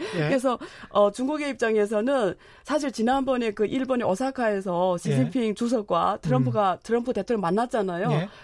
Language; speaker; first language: Korean; early bilingual, heritage; Korean